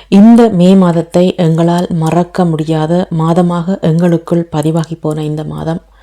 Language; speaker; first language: Tamil; native; Tamil